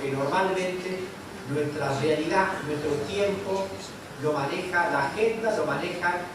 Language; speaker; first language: Spanish; native; Spanish